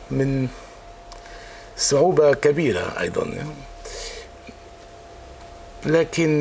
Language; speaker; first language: Arabic; non-native, fluent; French